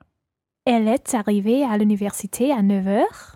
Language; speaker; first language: French; non-native, learner; English